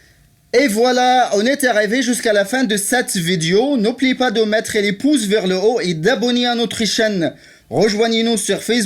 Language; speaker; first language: French; non-native, fluent; Arabic